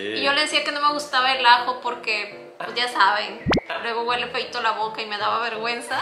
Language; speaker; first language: Spanish; native; Spanish